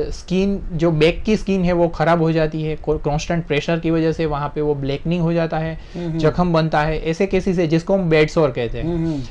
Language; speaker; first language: Hindi; non-native, local second language; Gujarati